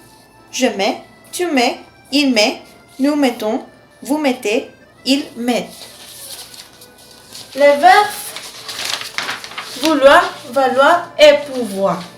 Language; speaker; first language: French; non-native, learner; Spanish